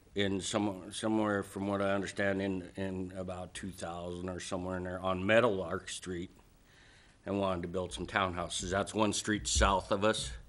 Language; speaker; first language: English; native; English